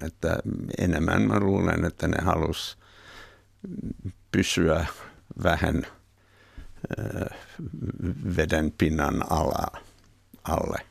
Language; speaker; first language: Finnish; non-native, fluent; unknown